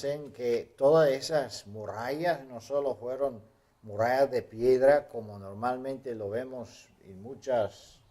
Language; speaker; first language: Spanish; non-native, fluent; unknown